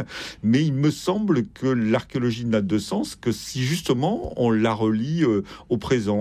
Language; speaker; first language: French; native; French